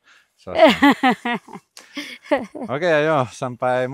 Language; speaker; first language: Indonesian; non-native, learner; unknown